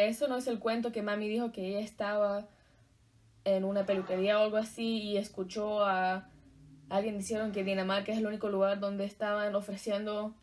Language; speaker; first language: Spanish; early bilingual, heritage; Spanish